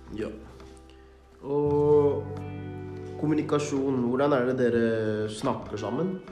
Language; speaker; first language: Norwegian; early bilingual, other home language; Thai